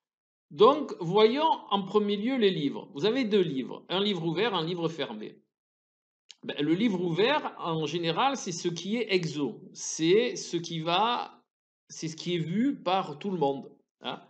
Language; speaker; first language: French; native; French